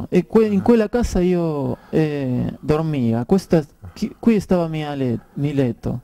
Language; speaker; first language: Italian; non-native, learner; Spanish